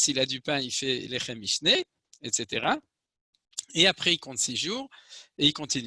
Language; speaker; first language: French; native; French